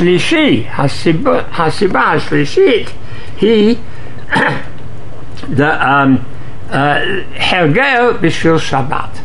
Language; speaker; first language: Hebrew; non-native, fluent; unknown